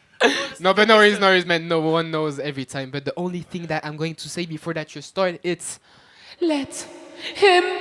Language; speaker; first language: English; non-native, fluent; French